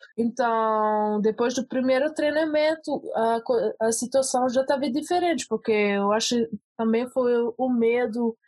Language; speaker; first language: Portuguese; early bilingual, heritage; Portuguese